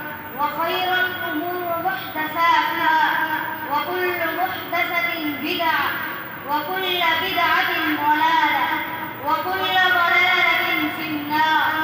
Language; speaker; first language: Arabic; non-native, learner; Urdu